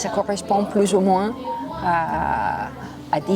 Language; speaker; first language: French; non-native, local second language; Italian